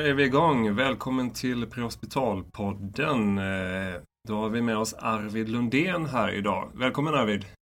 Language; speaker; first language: Swedish; native; Swedish